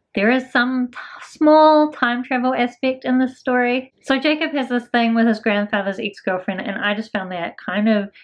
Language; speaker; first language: English; native; English